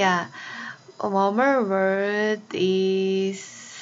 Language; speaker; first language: English; non-native, fluent; Korean